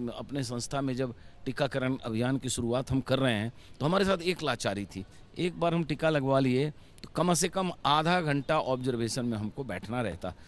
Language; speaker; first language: Hindi; native; Hindi